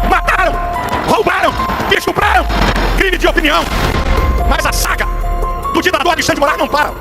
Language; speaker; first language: Portuguese; native; Portuguese